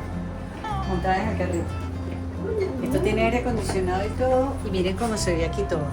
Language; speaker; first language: Spanish; native; Spanish